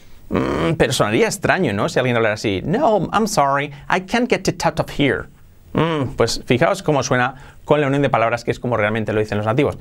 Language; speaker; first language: Spanish; native; Spanish